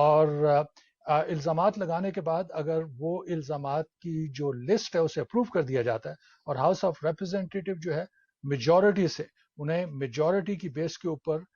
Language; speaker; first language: Urdu; native; Urdu